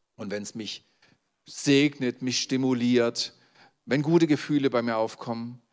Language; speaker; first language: German; native; German